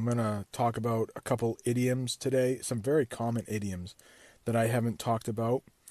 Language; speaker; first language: English; native; English